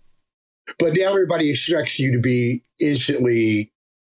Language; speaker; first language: English; native; English